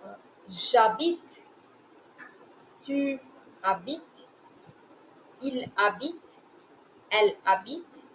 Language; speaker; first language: French; non-native, fluent; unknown